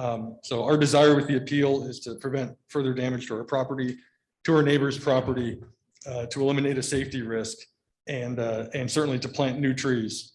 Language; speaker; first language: English; native; English